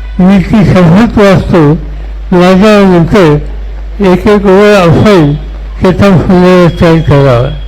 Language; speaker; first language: Marathi; native; Marathi